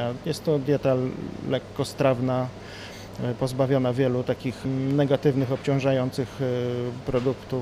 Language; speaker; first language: Polish; native; Polish